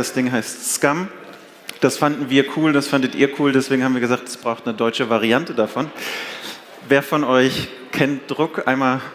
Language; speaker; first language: German; native; German